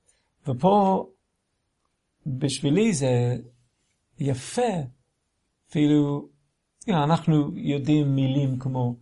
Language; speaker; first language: Hebrew; non-native, fluent; English